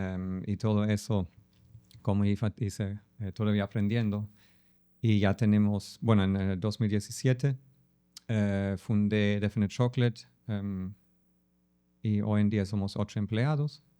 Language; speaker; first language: Spanish; non-native, fluent; German